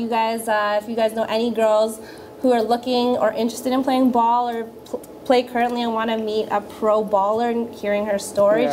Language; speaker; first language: English; early bilingual, other home language; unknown